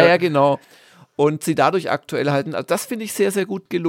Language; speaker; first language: German; native; German